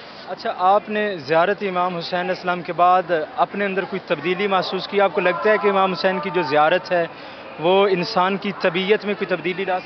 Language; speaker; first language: Urdu; native; Urdu